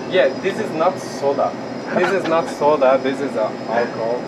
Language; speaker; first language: English; non-native, learner; Turkish